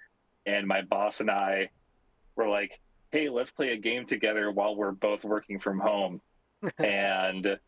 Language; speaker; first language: English; native; English